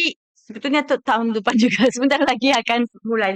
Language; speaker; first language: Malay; non-native, fluent; Japanese